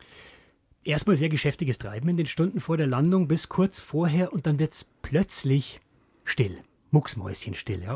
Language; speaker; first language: German; native; German